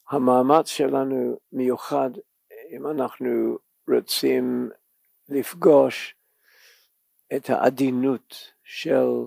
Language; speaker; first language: Hebrew; non-native, learner; English